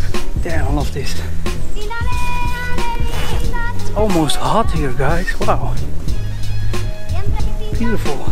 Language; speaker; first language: English; non-native, fluent; Dutch